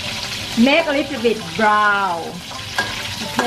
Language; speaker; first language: English; non-native, learner; Thai